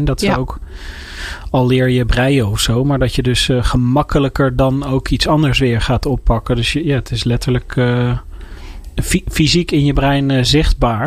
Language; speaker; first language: Dutch; native; Dutch